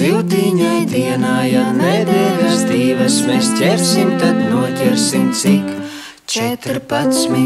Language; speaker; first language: Latvian; native; Latvian